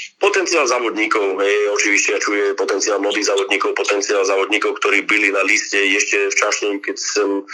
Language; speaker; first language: Polish; non-native, learner; Slovak